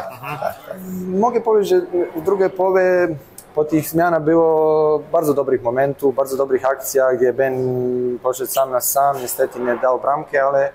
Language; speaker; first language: Polish; non-native, fluent; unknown